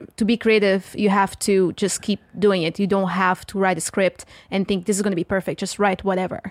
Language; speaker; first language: English; non-native, fluent; Portuguese